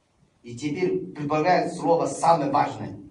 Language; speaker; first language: Russian; non-native, fluent; Chinese